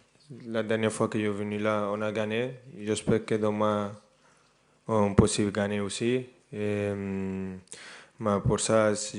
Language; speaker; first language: French; non-native, fluent; Spanish